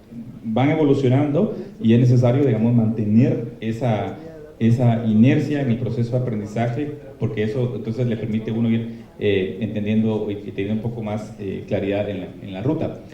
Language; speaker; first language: Spanish; native; Spanish